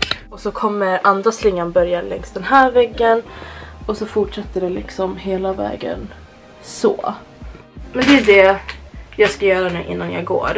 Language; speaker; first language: Swedish; early bilingual, other home language; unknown